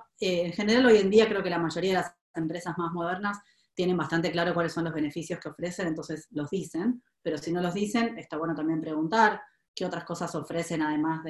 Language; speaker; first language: Spanish; native; Spanish